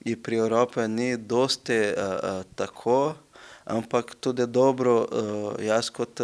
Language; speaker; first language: Slovenian; non-native, learner; Portuguese